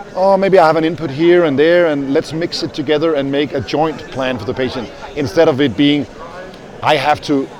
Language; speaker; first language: English; non-native, fluent; Danish